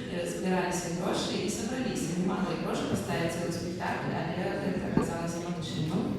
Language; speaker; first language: Belarusian; non-native, local second language; Russian